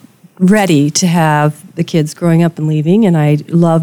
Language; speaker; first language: English; native; English